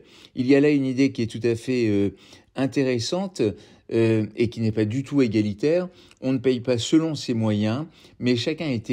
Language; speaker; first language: French; native; French